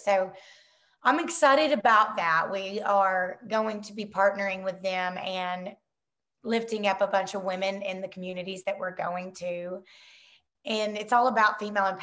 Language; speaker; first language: English; native; English